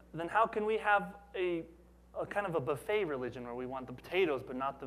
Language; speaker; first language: English; native; English